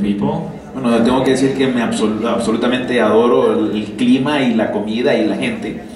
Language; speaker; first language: Spanish; native; Spanish